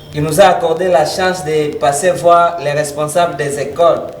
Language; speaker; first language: French; non-native, local second language; Swahili